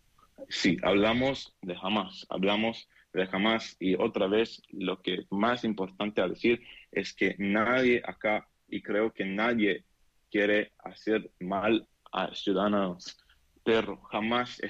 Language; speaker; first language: Spanish; non-native, learner; Hebrew